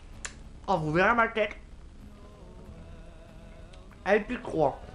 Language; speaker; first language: French; native; French